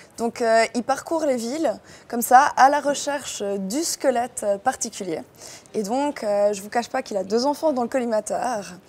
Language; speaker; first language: French; native; French